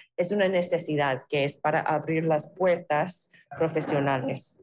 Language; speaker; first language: Spanish; non-native, fluent; English